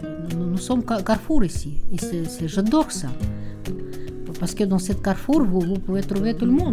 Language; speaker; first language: French; non-native, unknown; Russian